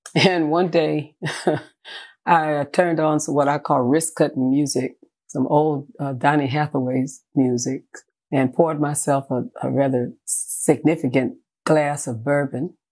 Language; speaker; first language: English; native; English